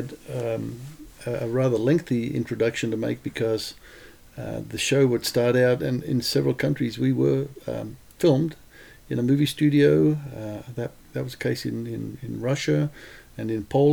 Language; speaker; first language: English; non-native, local second language; Lithuanian